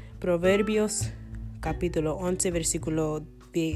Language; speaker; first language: Spanish; non-native, learner; English